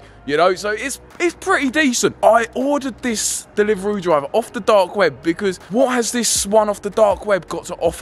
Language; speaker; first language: English; native; English